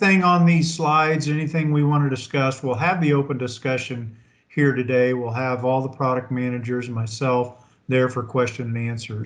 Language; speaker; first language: English; native; English